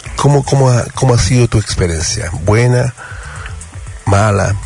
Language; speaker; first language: Spanish; native; Spanish